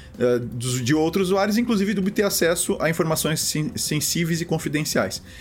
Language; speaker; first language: Portuguese; native; Portuguese